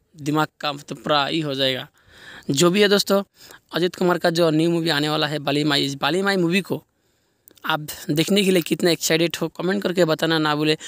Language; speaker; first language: Hindi; non-native, local second language; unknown